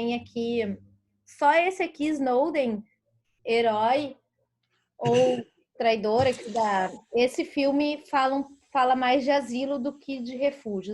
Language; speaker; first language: Portuguese; native; Portuguese